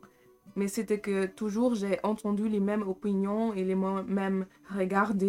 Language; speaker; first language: French; non-native, fluent; German